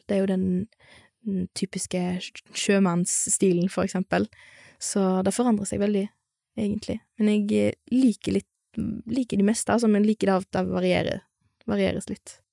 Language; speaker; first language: Norwegian; native; Norwegian